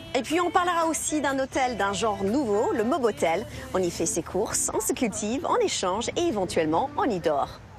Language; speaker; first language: French; native; French